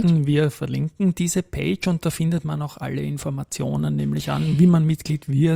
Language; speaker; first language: German; native; German